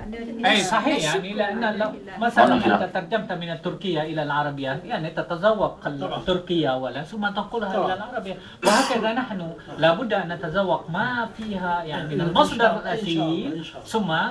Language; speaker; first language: Arabic; non-native, fluent; Malay